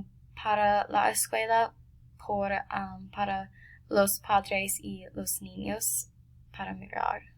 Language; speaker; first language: Spanish; non-native, learner; English